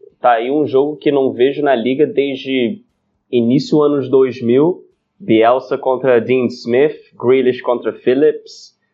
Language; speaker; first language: Portuguese; non-native, fluent; English